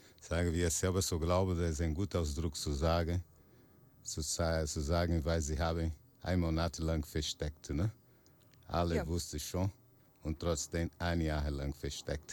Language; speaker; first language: German; non-native, learner; Portuguese